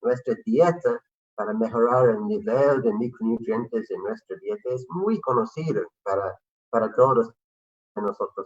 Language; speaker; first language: Spanish; non-native, fluent; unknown